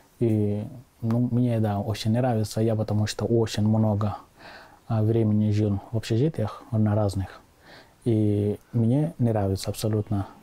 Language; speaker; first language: Russian; non-native, fluent; Arabic